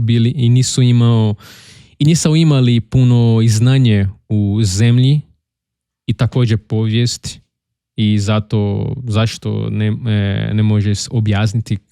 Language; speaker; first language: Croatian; non-native, learner; Portuguese